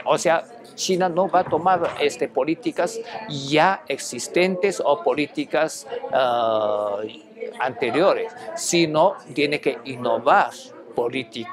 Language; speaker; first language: Spanish; non-native, fluent; Chinese